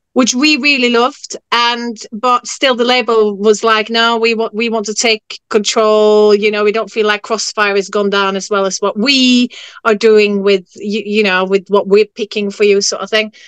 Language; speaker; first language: English; non-native, fluent; Norwegian